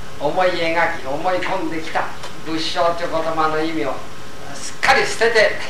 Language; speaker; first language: Japanese; native; Japanese